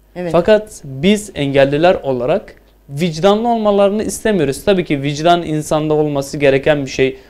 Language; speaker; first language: Turkish; native; Turkish